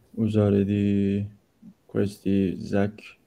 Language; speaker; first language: Italian; non-native, learner; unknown